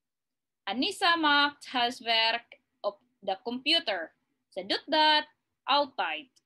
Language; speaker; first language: Dutch; non-native, learner; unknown